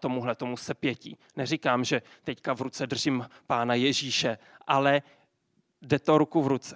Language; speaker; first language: Czech; native; Czech